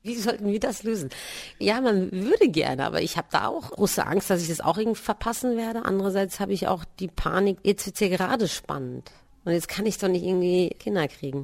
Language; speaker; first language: German; native; German